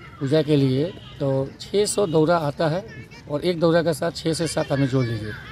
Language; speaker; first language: Hindi; native; Hindi